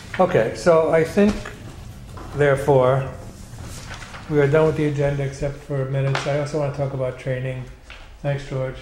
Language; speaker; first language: English; native; English